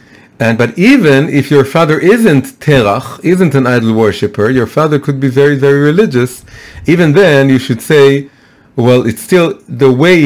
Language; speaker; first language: English; non-native, fluent; Hebrew